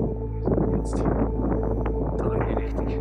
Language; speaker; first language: German; native; German